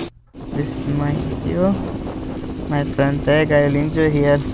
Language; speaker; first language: English; non-native, learner; Nepali